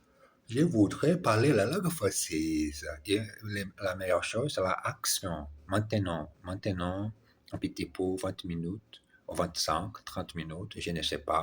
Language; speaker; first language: French; non-native, learner; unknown